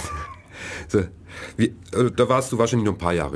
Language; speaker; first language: German; native; German